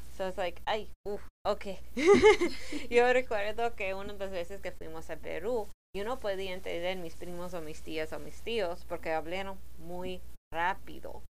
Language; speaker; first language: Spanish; early bilingual, heritage; Spanish